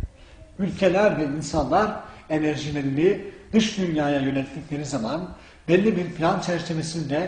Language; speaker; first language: Turkish; native; Turkish